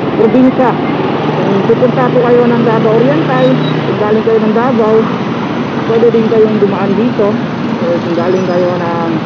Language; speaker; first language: Filipino; non-native, local second language; Cebuano